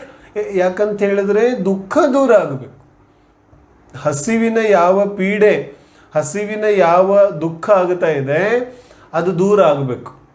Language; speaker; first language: Kannada; non-native, local second language; Hindi